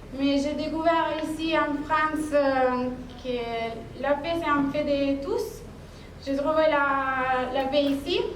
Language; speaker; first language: French; non-native, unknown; Italian